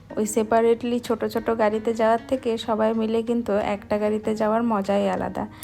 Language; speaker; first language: Bangla; native; Bangla